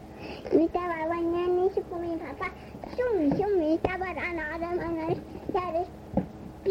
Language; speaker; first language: Spanish; early bilingual, heritage; Spanish